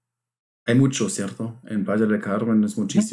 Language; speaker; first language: Spanish; non-native, fluent; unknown